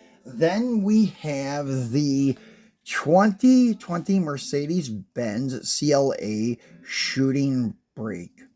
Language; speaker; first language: English; native; English